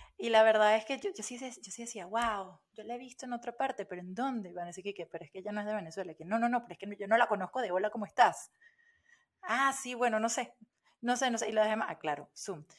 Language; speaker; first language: Spanish; native; Spanish